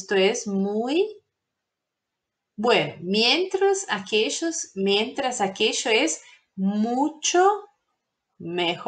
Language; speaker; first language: Spanish; non-native, fluent; Portuguese